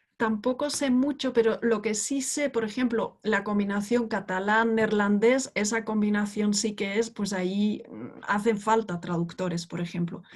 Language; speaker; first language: Spanish; non-native, fluent; Dutch